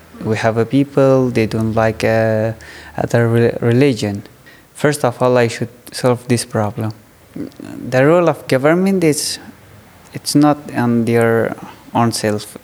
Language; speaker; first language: English; non-native, learner; Persian